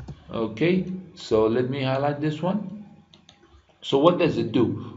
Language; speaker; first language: English; non-native, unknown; Persian